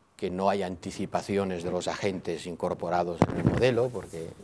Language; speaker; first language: Spanish; non-native, local second language; Catalan